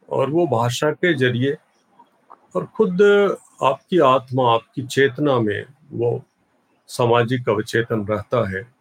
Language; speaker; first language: Hindi; non-native, local second language; Bhojpuri